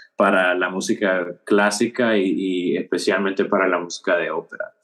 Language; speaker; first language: Spanish; early bilingual, heritage; Spanish